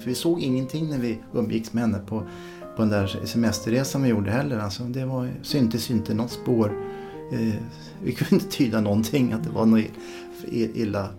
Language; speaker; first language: Swedish; native; Swedish